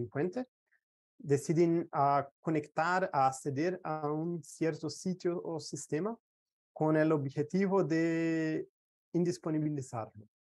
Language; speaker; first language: Spanish; non-native, fluent; Portuguese